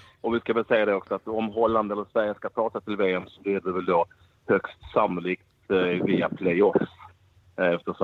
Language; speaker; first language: Swedish; native; Swedish